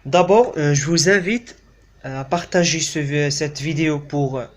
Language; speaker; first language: French; non-native, local second language; Arabic